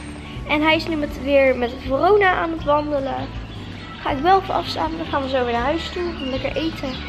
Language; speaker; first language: Dutch; native; Dutch